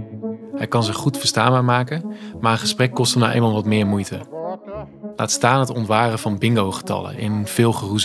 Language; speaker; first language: Dutch; native; Dutch